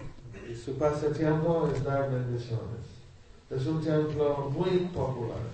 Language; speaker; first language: Spanish; non-native, learner; English